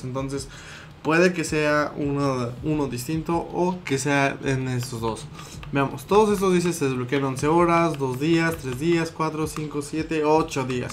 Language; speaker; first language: Spanish; native; Spanish